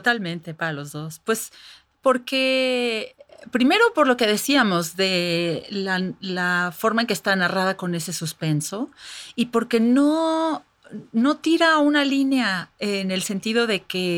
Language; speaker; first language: Spanish; native; Spanish